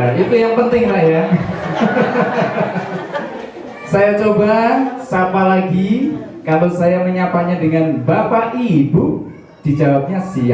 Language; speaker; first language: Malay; non-native, local second language; Javanese